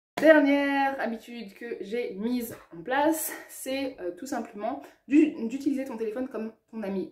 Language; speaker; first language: French; native; French